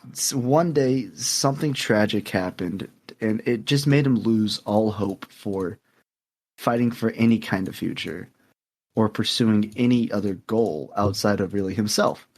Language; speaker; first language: English; native; English